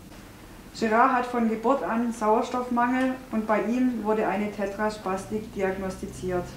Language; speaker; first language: German; native; German